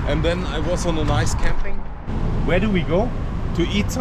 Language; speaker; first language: English; non-native, fluent; German